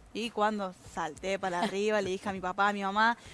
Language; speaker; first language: Spanish; native; Spanish